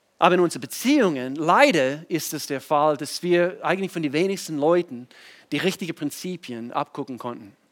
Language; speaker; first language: German; non-native, fluent; English